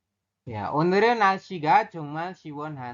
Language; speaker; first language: Korean; non-native, fluent; Indonesian